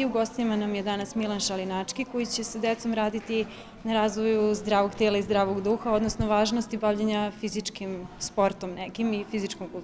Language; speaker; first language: Serbian; native; Serbian